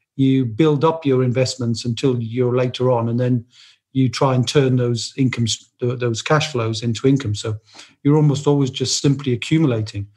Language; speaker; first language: English; native; English